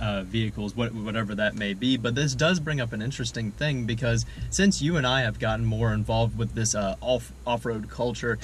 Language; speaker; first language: English; native; English